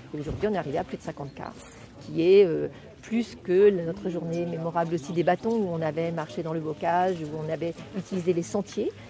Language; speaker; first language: French; native; French